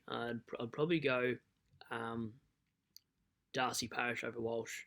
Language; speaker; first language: English; native; English